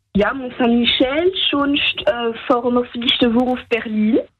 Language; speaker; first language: German; non-native, local second language; French